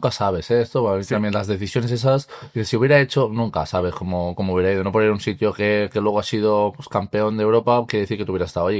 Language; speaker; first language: Spanish; native; Spanish